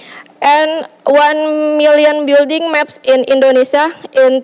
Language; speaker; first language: English; non-native, learner; Indonesian